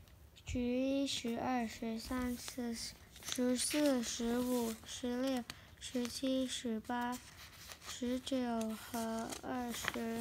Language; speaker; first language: Chinese; non-native, learner; English